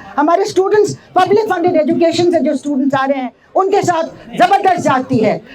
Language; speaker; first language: Hindi; native; Hindi